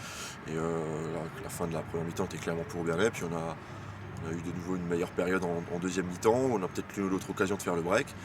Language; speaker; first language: French; native; French